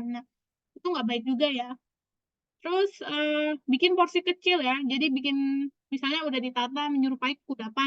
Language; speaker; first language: Indonesian; native; Indonesian